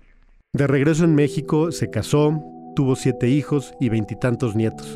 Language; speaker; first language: Spanish; native; Spanish